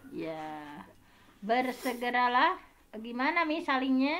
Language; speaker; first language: Indonesian; native; Indonesian